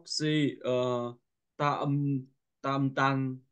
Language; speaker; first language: Korean; non-native, learner; Vietnamese